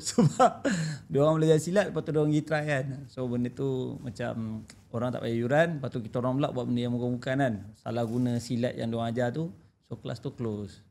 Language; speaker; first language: Malay; native; Malay